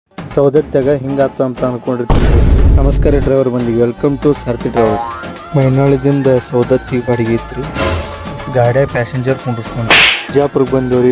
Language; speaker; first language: Kannada; native; Kannada